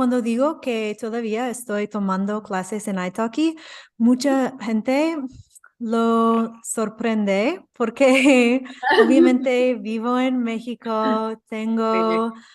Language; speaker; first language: Spanish; non-native, fluent; English